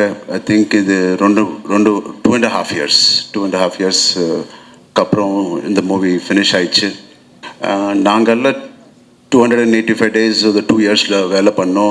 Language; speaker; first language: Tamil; non-native, learner; Telugu